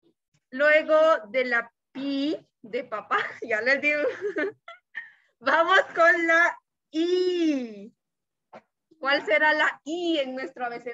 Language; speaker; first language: Spanish; native; Spanish